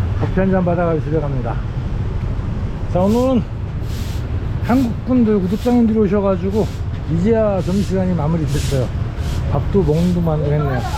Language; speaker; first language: Korean; native; Korean